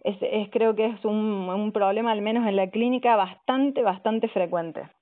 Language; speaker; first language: Spanish; native; Spanish